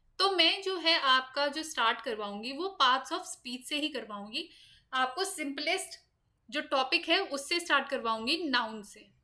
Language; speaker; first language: Hindi; native; Hindi